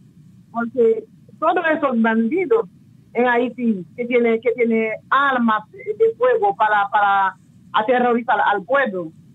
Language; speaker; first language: Spanish; non-native, local second language; Haitian Creole